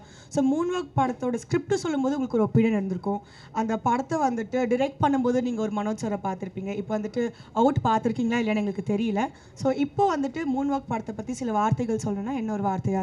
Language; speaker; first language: Tamil; native; Tamil